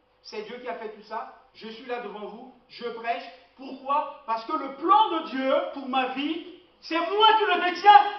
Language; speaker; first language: French; non-native, local second language; Lingala